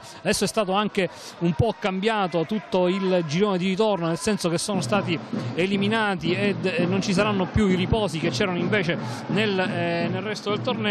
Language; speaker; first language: Italian; native; Italian